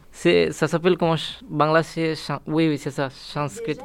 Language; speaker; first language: French; non-native, learner; Bangla